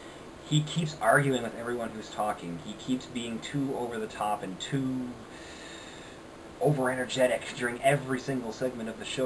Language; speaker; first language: English; native; English